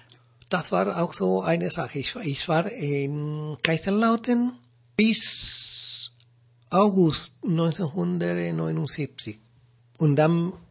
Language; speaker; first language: German; non-native, learner; Spanish